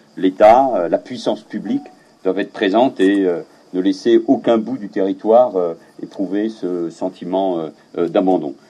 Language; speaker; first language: French; native; French